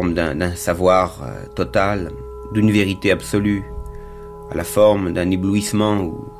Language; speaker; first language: French; native; French